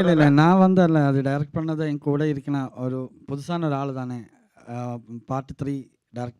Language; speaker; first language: Tamil; non-native, learner; Malayalam